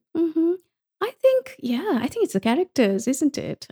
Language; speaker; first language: English; non-native, local second language; Bangla